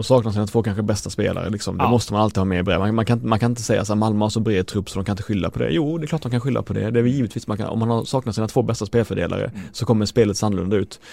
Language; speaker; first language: Swedish; native; Swedish